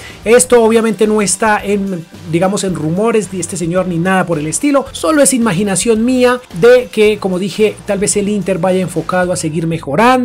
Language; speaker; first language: Spanish; native; Spanish